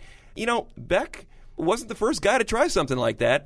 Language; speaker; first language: English; native; English